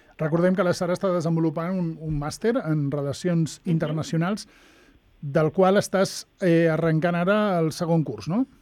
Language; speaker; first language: Catalan; native; Catalan